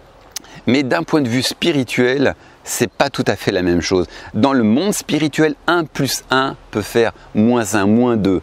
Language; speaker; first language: French; native; French